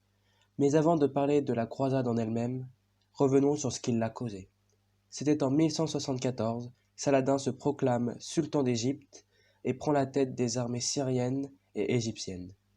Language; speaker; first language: French; native; French